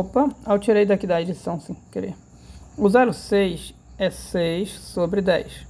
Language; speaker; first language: Portuguese; native; Portuguese